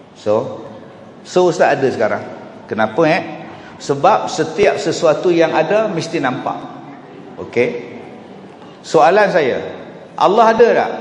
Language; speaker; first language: Malay; native; Malay